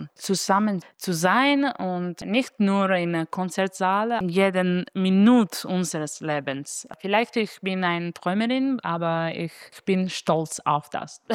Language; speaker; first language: German; non-native, learner; Italian